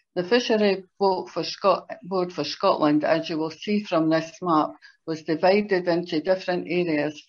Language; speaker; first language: English; native; English